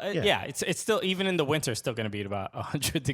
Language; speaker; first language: English; native; English